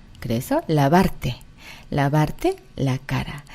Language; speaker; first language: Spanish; non-native, fluent; Korean